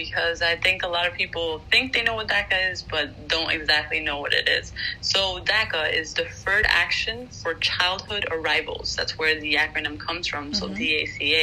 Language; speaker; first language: English; non-native, fluent; Spanish